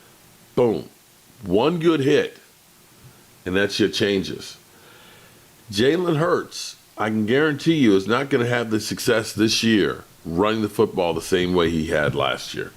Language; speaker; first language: English; native; English